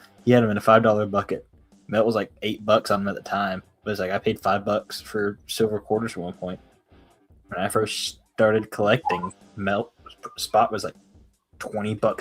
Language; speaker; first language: English; native; English